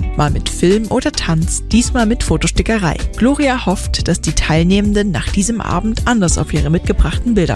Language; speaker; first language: German; native; German